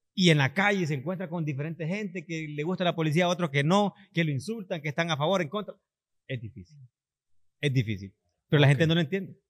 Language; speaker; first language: Spanish; native; Spanish